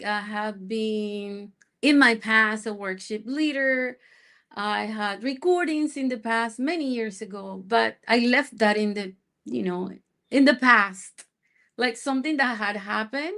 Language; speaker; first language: English; non-native, fluent; Spanish